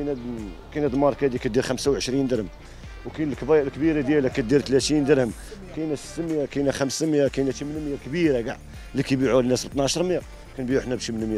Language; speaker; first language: Arabic; native; Arabic